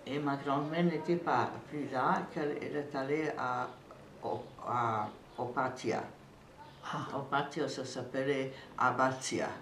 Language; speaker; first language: French; non-native, fluent; Serbian